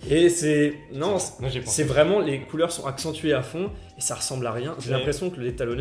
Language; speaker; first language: French; native; French